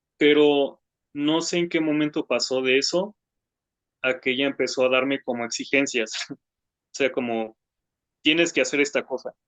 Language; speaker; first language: Spanish; native; Spanish